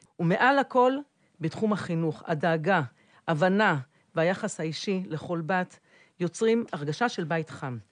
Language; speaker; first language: Hebrew; native; Hebrew